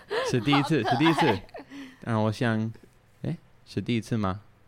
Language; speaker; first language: Chinese; non-native, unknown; English